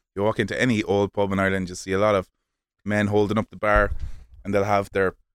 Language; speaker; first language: English; native; English